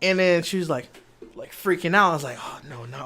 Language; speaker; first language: English; native; English